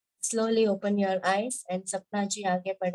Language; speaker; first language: Hindi; native; Hindi